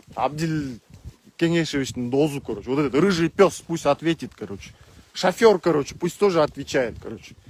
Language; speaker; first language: Russian; non-native, local second language; Kyrgyz